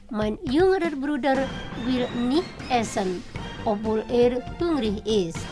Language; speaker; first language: German; non-native, fluent; Indonesian